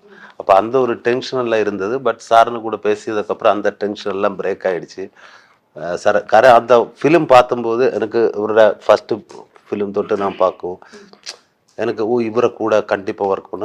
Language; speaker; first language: Tamil; non-native, learner; Malayalam